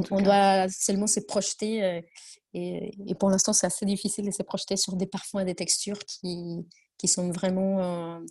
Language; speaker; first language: French; non-native, fluent; Spanish